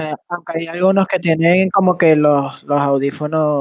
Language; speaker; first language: Spanish; native; Spanish